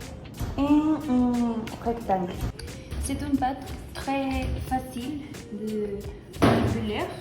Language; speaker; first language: French; non-native, learner; Spanish